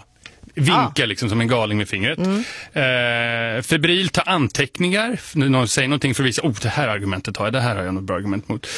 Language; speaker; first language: Swedish; native; Swedish